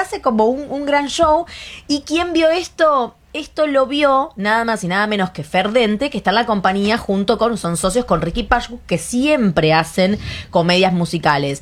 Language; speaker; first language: Spanish; native; Spanish